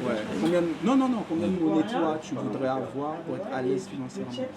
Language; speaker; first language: French; native; French